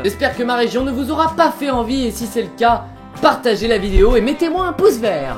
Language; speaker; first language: French; native; French